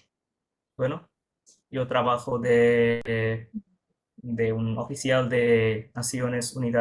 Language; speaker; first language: Spanish; non-native, fluent; Bangla